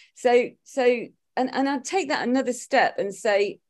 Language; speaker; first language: English; native; English